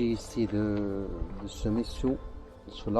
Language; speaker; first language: French; non-native, learner; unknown